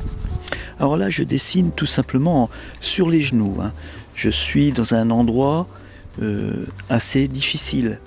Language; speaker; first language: French; native; French